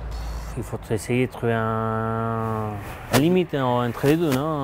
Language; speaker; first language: French; non-native, fluent; Spanish